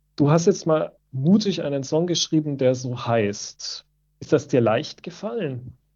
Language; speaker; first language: German; native; German